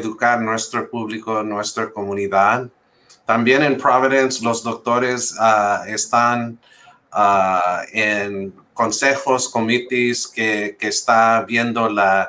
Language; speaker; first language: Spanish; early bilingual, heritage; English